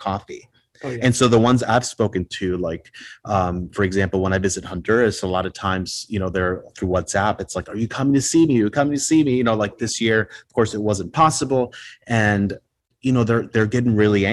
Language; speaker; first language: English; non-native, fluent; Spanish